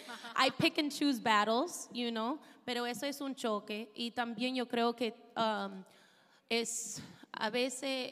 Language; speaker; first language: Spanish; non-native, fluent; English